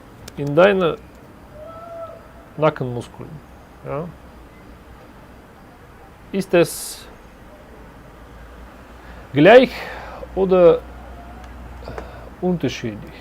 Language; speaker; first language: German; non-native, learner; Russian